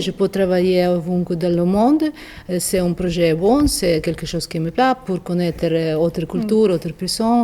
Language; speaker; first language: French; non-native, fluent; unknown